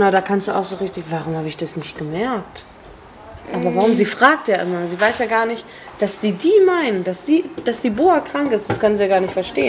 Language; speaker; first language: German; native; German